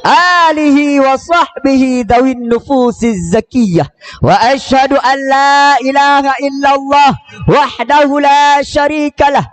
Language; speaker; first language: Arabic; non-native, learner; Achinese